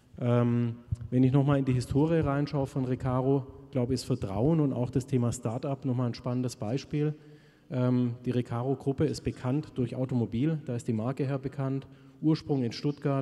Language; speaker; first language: German; native; German